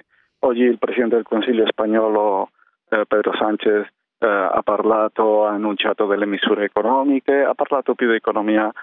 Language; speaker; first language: Italian; non-native, fluent; Spanish